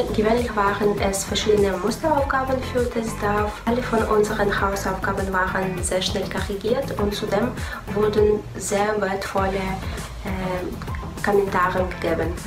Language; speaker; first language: German; non-native, fluent; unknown